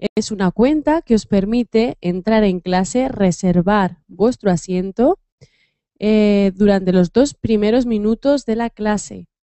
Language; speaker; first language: Spanish; native; Spanish